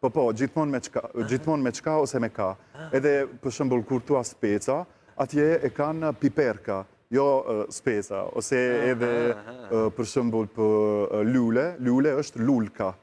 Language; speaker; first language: Albanian; non-native, learner; Italian